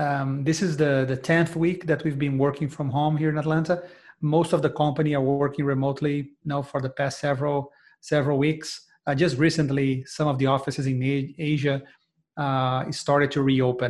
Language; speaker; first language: English; non-native, fluent; Portuguese